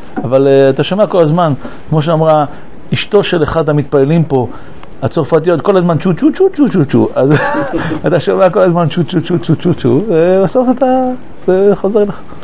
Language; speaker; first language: Hebrew; early bilingual, other home language; French